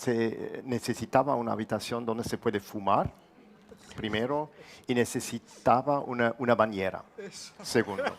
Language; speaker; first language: Spanish; non-native, fluent; German